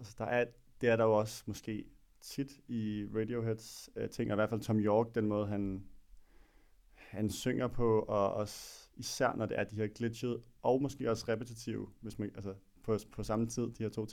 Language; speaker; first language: Danish; native; Danish